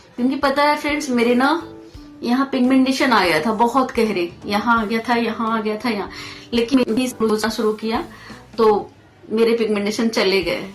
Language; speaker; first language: Hindi; native; Hindi